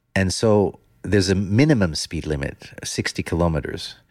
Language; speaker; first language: English; non-native, fluent; Dutch